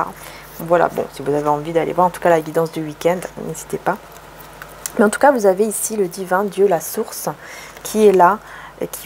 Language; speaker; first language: French; native; French